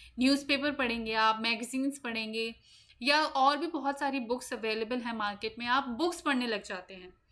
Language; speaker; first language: Hindi; native; Hindi